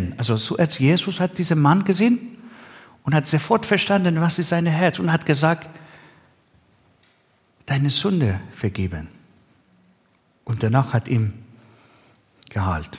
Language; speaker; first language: German; non-native, learner; Persian